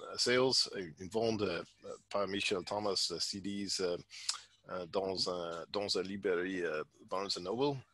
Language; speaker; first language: French; non-native, learner; English